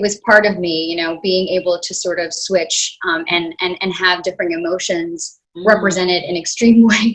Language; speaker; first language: English; early bilingual, other home language; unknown